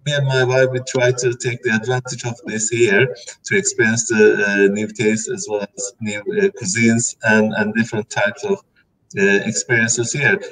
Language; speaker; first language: English; non-native, fluent; Turkish